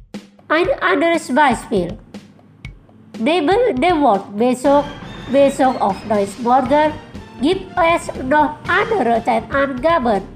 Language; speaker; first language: German; non-native, fluent; Indonesian